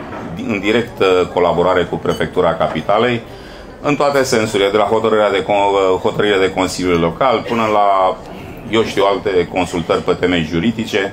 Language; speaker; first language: Romanian; native; Romanian